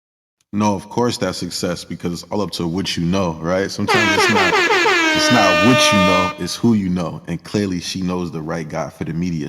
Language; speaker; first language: English; native; English